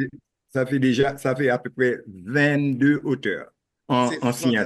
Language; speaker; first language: French; non-native, local second language; Haitian Creole